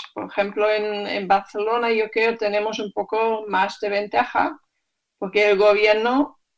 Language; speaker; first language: Spanish; non-native, fluent; German